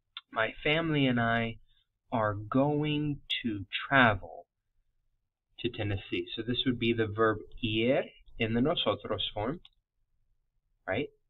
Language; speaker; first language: English; native; English